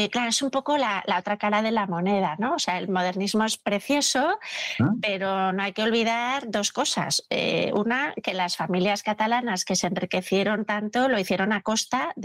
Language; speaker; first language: Spanish; native; Spanish